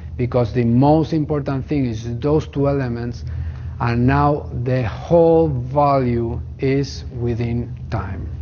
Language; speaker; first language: English; non-native, fluent; Spanish